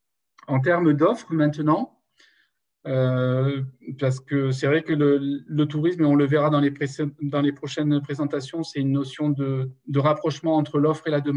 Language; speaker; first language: French; native; French